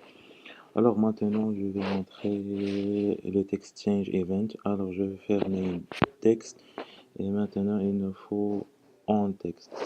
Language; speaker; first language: French; non-native, local second language; Arabic